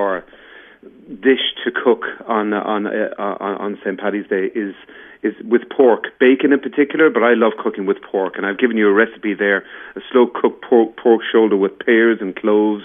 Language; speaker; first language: English; native; English